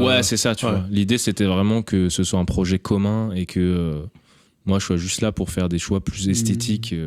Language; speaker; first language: French; native; French